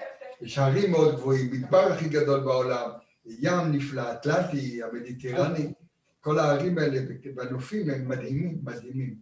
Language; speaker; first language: Hebrew; early bilingual, other home language; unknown